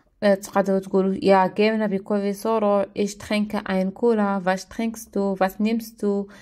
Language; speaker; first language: German; non-native, learner; Arabic